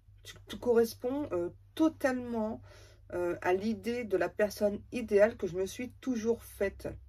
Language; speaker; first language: French; native; French